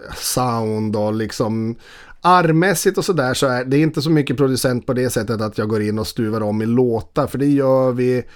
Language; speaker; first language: Swedish; native; Swedish